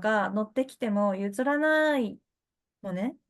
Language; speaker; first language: Japanese; early bilingual, other home language; Chinese